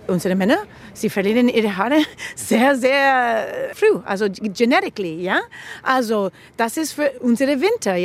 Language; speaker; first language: German; non-native, fluent; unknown